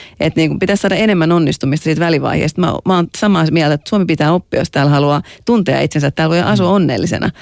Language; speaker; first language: Finnish; native; Finnish